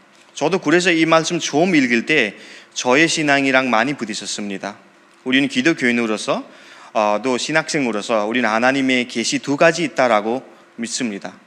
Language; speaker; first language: Korean; non-native, fluent; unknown